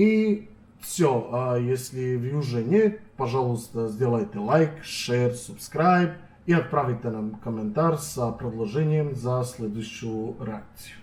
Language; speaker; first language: Russian; non-native, learner; Serbian